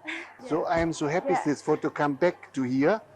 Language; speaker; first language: English; non-native, learner; German